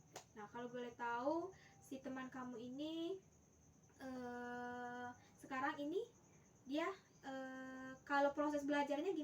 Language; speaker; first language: Indonesian; native; Indonesian